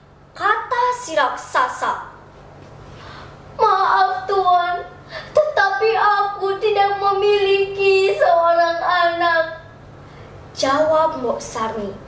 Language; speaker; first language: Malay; non-native, local second language; Balinese